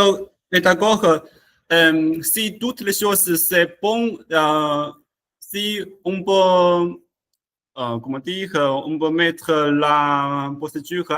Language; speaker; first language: French; non-native, learner; Chinese